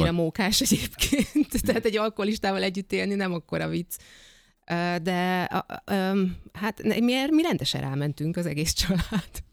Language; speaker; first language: Hungarian; native; Hungarian